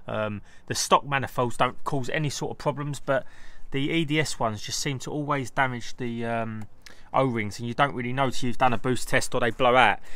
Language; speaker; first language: English; native; English